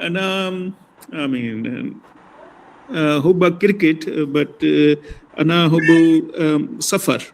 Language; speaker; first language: Arabic; non-native, learner; Urdu